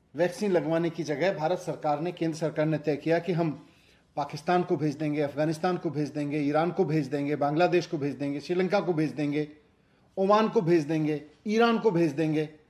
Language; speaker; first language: Hindi; native; Hindi